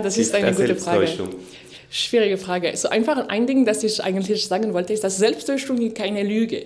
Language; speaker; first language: German; non-native, fluent; French